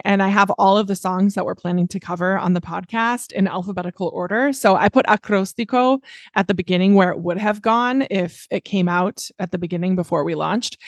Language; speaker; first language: English; native; English